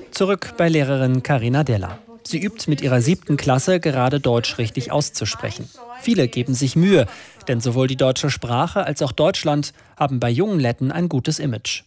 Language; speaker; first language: German; native; German